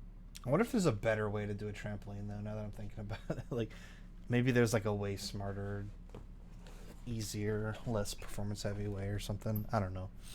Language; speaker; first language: English; native; English